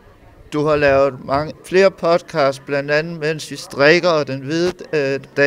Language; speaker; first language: Danish; native; Danish